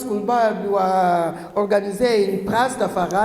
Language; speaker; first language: Danish; non-native, learner; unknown